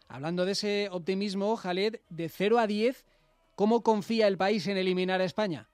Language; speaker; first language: Spanish; native; Spanish